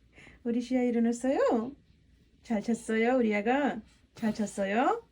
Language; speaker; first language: Korean; non-native, learner; Odia